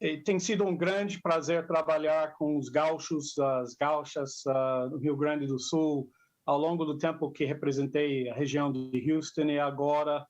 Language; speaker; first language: Portuguese; non-native, fluent; English